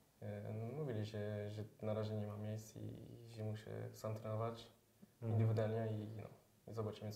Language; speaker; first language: Polish; early bilingual, heritage; French